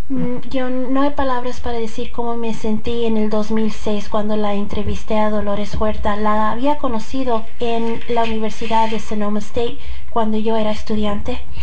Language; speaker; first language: Spanish; early bilingual, heritage; Spanish